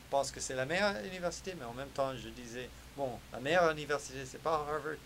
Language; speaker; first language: French; non-native, fluent; English